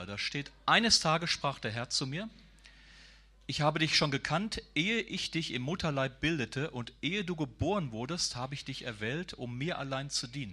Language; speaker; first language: German; native; German